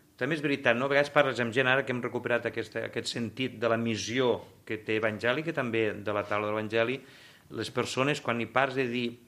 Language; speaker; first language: Catalan; native; Catalan